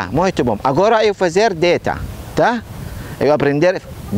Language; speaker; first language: Portuguese; non-native, learner; Arabic